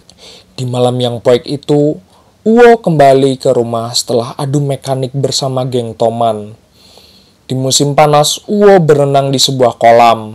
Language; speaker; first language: Indonesian; native; Indonesian